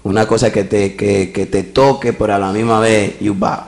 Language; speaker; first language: Spanish; early bilingual, heritage; Spanish